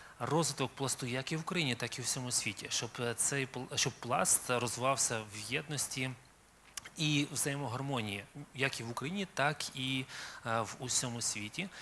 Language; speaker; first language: Ukrainian; native; Ukrainian